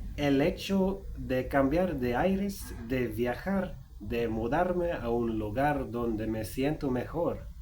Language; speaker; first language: Spanish; non-native, fluent; Swedish